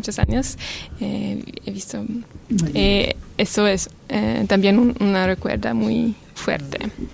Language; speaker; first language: Spanish; non-native, learner; French